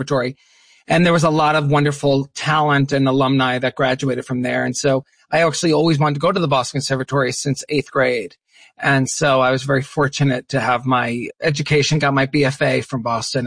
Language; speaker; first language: English; native; English